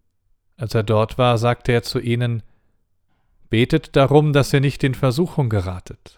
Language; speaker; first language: German; native; German